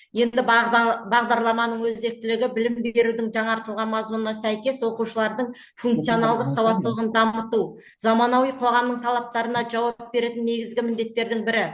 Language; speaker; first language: Kazakh; native; Kazakh